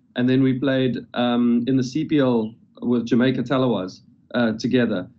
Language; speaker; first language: English; native; English